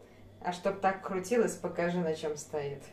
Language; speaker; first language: Russian; native; Russian